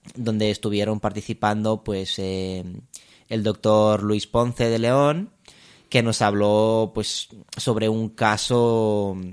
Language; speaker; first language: Spanish; non-native, fluent; Romanian